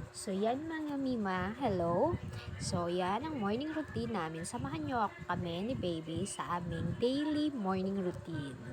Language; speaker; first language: Filipino; non-native, local second language; Cebuano